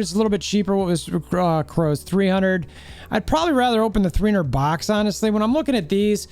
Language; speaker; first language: English; native; English